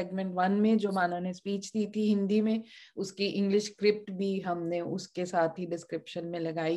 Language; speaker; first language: Hindi; native; Hindi